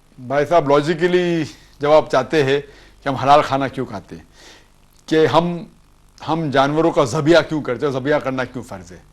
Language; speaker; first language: Urdu; non-native, local second language; Konkani